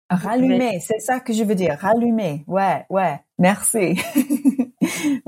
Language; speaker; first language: French; non-native, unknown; English